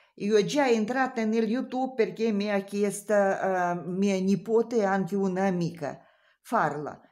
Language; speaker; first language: Italian; non-native, learner; Russian